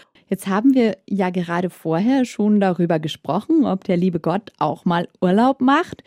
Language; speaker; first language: German; native; German